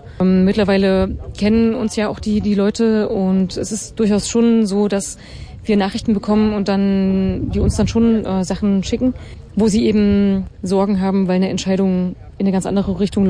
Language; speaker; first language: German; native; German